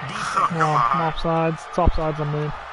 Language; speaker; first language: English; native; English